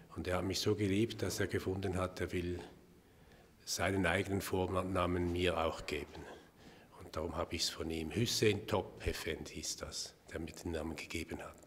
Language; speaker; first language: German; native; German